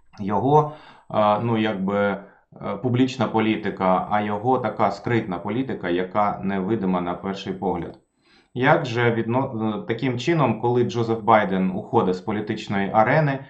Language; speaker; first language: Ukrainian; non-native, local second language; Russian